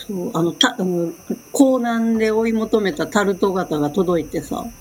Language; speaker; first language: Japanese; native; Japanese